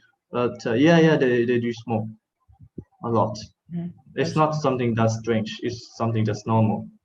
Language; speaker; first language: English; non-native, fluent; Thai